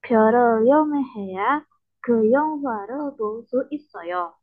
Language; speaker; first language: Korean; non-native, learner; Indonesian